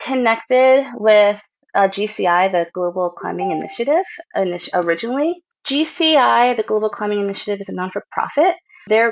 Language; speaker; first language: English; native; English